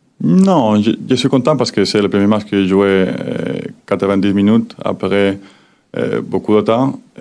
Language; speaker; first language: French; non-native, learner; Spanish